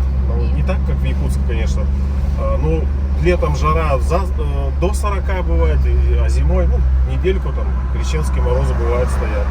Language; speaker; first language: Russian; native; Russian